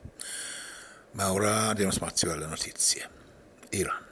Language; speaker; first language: Italian; non-native, fluent; Persian